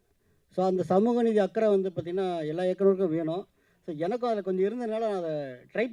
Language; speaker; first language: Tamil; native; Tamil